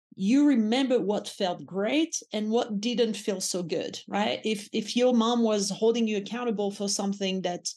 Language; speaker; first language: English; non-native, fluent; French